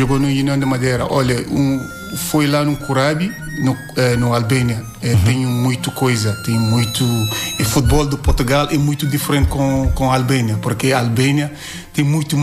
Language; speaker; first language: Portuguese; non-native, learner; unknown